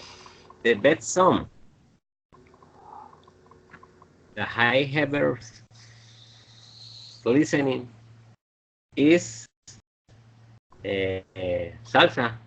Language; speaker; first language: English; non-native, learner; Spanish